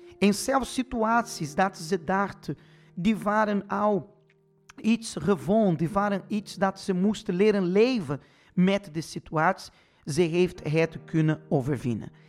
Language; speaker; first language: Dutch; non-native, fluent; Portuguese